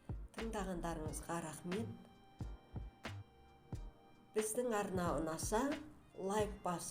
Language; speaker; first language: Kazakh; native; Kazakh